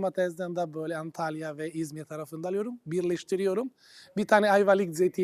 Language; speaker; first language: Turkish; non-native, fluent; Italian